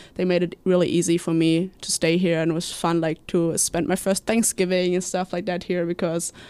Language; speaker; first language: English; non-native, fluent; German